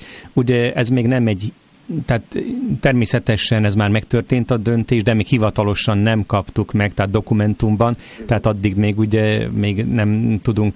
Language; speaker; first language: Hungarian; native; Hungarian